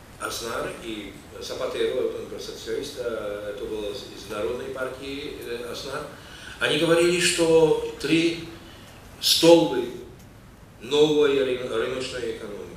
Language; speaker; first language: Russian; non-native, fluent; Czech